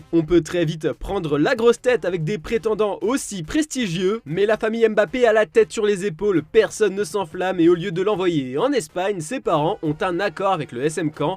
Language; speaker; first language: French; native; French